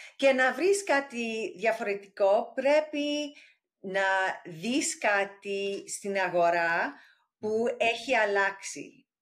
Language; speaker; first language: Greek; early bilingual, heritage; English